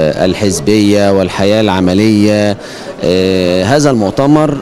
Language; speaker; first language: Arabic; native; Arabic